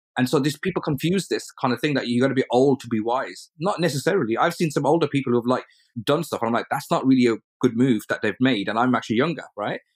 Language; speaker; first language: English; early bilingual, other home language; Urdu